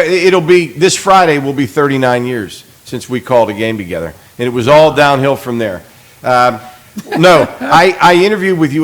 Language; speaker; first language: English; native; English